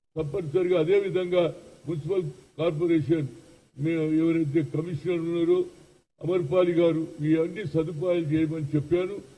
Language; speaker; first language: Telugu; native; Telugu